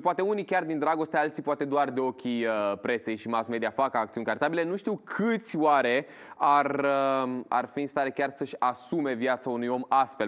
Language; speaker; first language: Romanian; native; Romanian